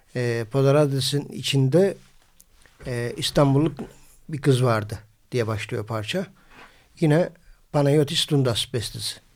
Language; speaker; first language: Turkish; native; Turkish